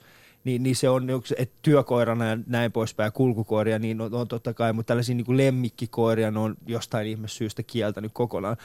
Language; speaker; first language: Finnish; early bilingual, other home language; Persian